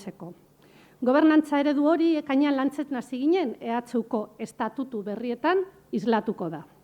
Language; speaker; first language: Basque; native; Basque